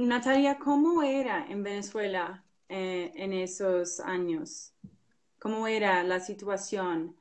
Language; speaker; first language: Spanish; non-native, fluent; English